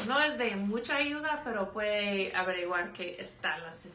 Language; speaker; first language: Spanish; non-native, fluent; English